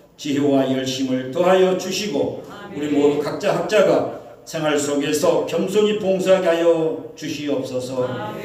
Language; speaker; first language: Korean; native; Korean